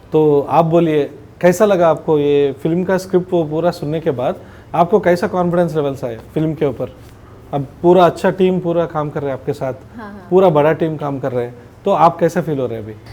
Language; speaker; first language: Hindi; non-native, local second language; Telugu